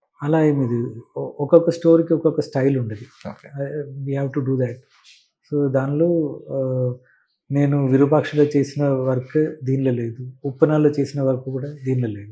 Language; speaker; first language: Telugu; non-native, learner; Malayalam